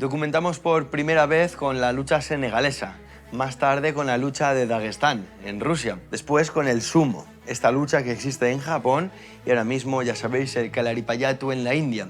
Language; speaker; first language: Spanish; native; Spanish